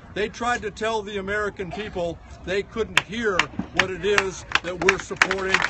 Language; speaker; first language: English; native; English